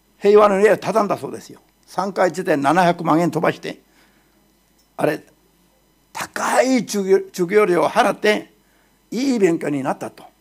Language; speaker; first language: Japanese; non-native, fluent; Korean